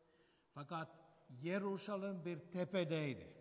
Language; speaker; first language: Turkish; non-native, fluent; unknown